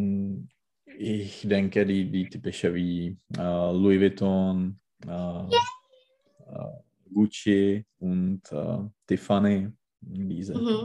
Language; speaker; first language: German; non-native, learner; Czech